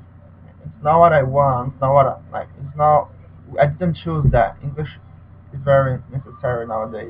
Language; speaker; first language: English; non-native, learner; Portuguese